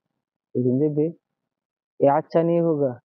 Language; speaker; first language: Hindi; non-native, learner; Bangla